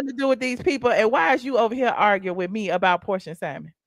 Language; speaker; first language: English; native; English